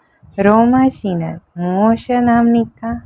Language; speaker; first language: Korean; non-native, fluent; Hindi